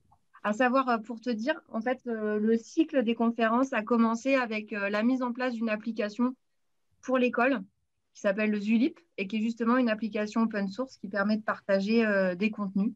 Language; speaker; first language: French; native; French